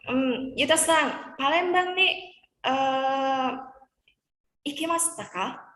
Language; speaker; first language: Japanese; non-native, learner; Indonesian